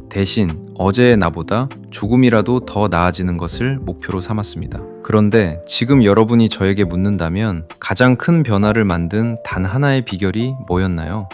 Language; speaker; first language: Korean; non-native, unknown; Arabic